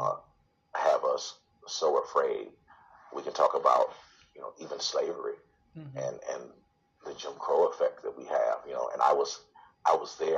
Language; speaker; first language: English; native; English